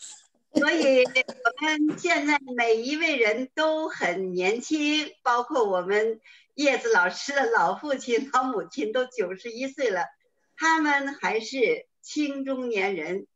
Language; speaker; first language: Chinese; native; Chinese